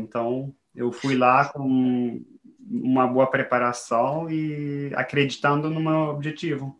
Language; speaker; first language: Portuguese; non-native, fluent; French